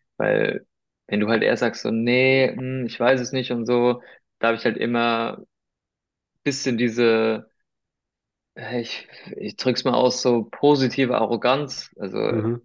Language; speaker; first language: German; early bilingual, other home language; Spanish